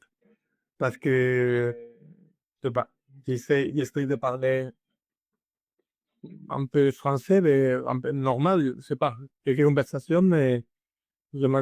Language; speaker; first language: French; non-native, learner; Spanish